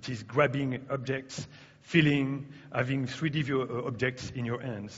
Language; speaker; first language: English; non-native, fluent; French